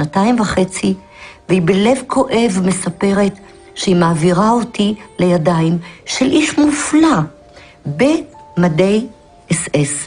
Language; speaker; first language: Hebrew; early bilingual, other home language; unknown